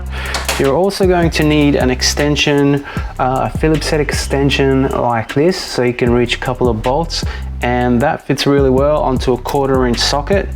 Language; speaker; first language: English; native; English